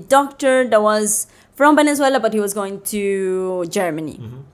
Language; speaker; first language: English; non-native, fluent; Spanish